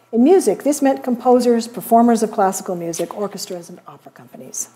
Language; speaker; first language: English; native; English